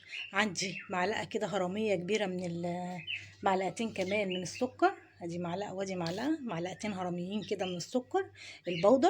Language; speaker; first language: Arabic; native; Arabic